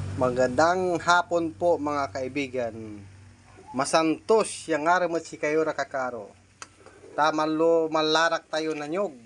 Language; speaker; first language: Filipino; non-native, local second language; Pangasinan